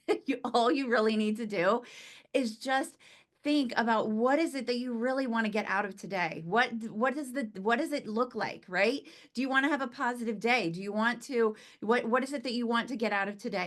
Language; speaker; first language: English; native; English